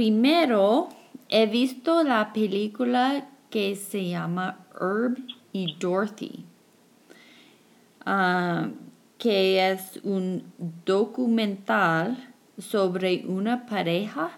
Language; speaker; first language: Spanish; non-native, fluent; English